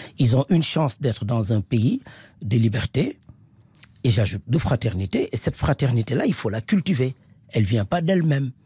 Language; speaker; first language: French; non-native, local second language; Wolof